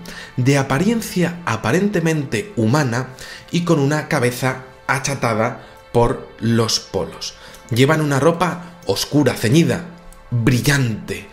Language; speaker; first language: Spanish; native; Spanish